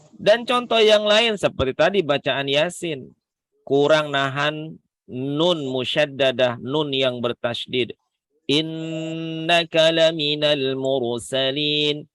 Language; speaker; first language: Indonesian; native; Indonesian